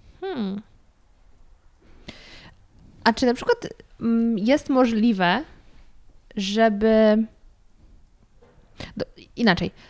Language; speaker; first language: Polish; native; Polish